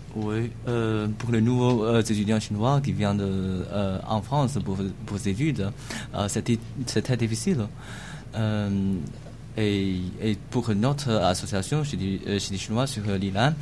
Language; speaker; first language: French; non-native, learner; Chinese